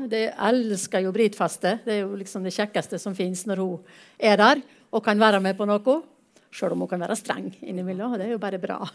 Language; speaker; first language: Norwegian; native; Norwegian